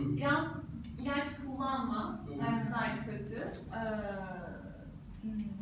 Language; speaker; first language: Turkish; non-native, learner; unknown